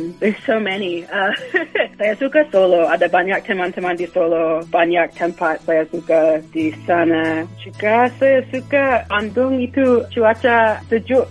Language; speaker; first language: Indonesian; non-native, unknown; English